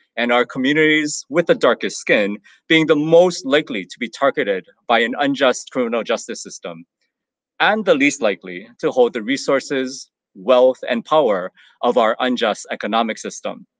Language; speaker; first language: English; native; English